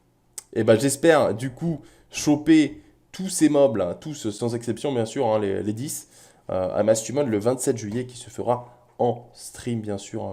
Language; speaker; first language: French; native; French